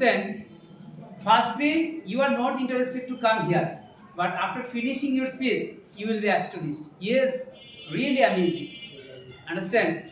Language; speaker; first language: English; non-native, learner; Bangla